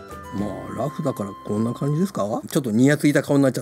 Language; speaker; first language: Japanese; native; Japanese